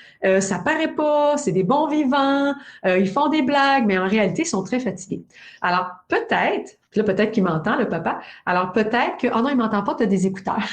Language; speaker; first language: French; native; French